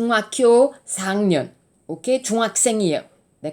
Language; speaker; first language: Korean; non-native, learner; French